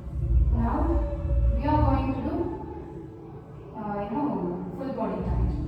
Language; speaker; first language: English; non-native, local second language; Kannada